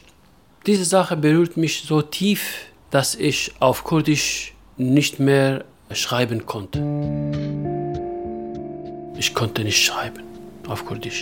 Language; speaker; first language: German; non-native, local second language; Kurdish